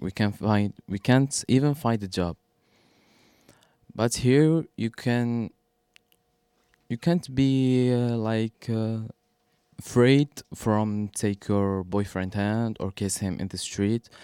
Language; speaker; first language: English; non-native, learner; Arabic